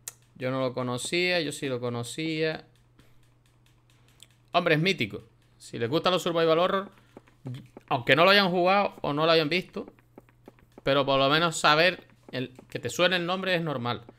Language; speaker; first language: Spanish; native; Spanish